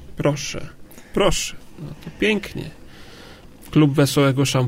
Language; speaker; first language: Polish; native; Polish